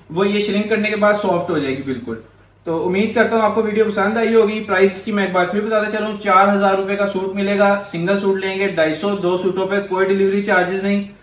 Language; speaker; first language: Urdu; non-native, local second language; Punjabi